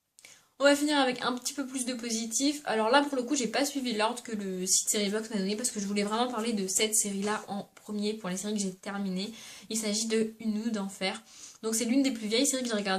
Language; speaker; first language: French; native; French